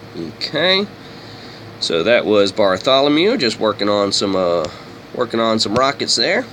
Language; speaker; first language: English; native; English